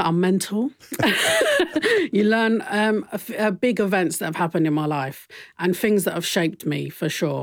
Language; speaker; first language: English; native; English